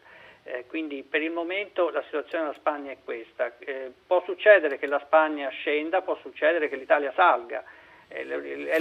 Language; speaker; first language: Italian; native; Italian